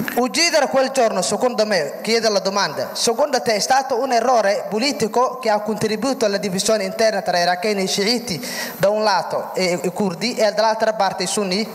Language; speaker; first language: Italian; non-native, fluent; Somali